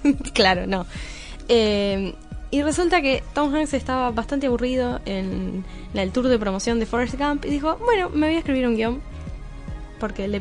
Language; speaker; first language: Spanish; native; Spanish